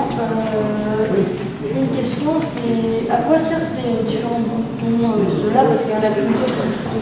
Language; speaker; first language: French; native; French